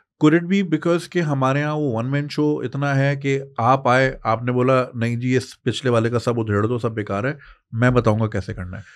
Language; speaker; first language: Urdu; native; Urdu